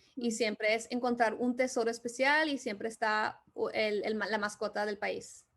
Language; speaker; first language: Spanish; early bilingual, other home language; English